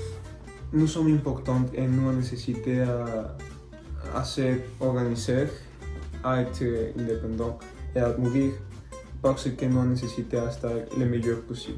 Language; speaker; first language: French; non-native, learner; Spanish